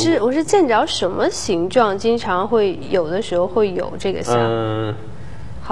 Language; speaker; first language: Chinese; native; Chinese